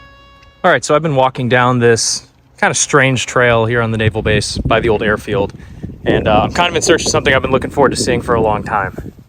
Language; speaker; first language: English; native; English